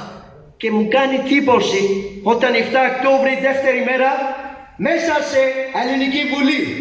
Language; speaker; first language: Greek; non-native, learner; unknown